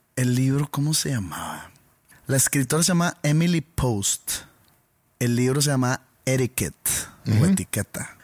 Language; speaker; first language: Spanish; native; Spanish